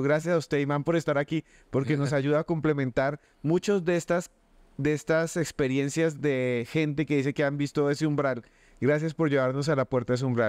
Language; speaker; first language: Spanish; native; Spanish